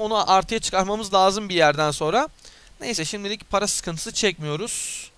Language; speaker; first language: Turkish; native; Turkish